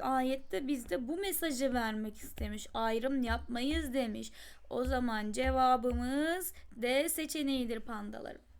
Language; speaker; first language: Turkish; native; Turkish